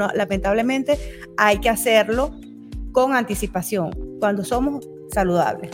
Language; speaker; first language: Spanish; native; Spanish